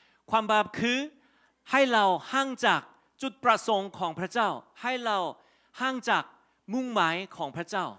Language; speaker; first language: Thai; non-native, fluent; Korean